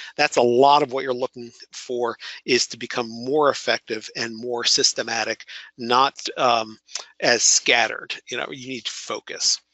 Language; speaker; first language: English; native; English